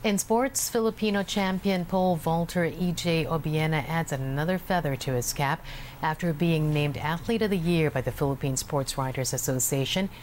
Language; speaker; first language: English; non-native, local second language; Filipino